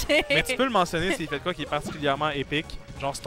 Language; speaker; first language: French; native; French